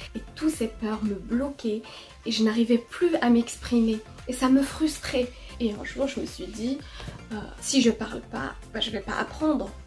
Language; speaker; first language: French; non-native, local second language; Arabic